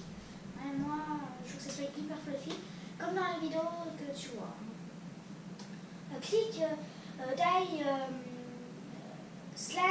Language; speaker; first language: French; native; French